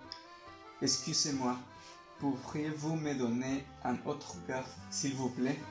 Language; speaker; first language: French; non-native, learner; Spanish